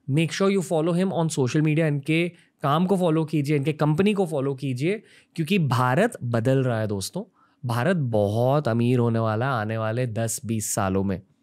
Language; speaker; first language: Hindi; native; Hindi